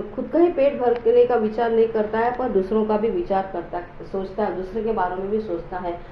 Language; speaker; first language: Hindi; non-native, local second language; Marathi